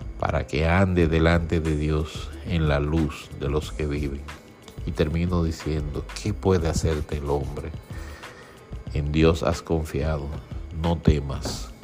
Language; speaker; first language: Spanish; native; Spanish